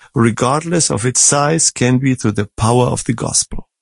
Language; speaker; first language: English; non-native, fluent; Czech